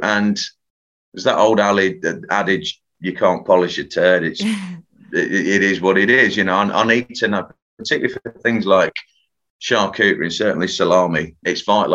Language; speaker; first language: English; native; English